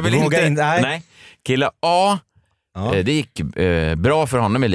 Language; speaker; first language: Swedish; native; Swedish